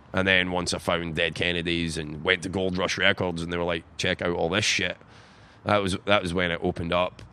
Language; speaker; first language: English; native; English